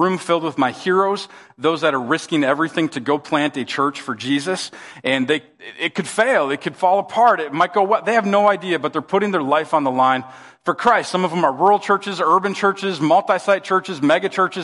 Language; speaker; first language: English; native; English